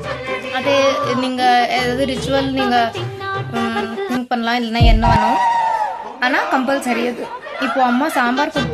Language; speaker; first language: Tamil; early bilingual, heritage; Tamil